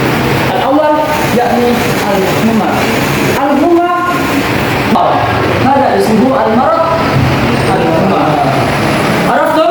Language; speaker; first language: Arabic; non-native, fluent; Indonesian